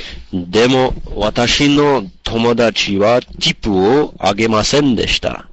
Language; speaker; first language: Japanese; non-native, learner; English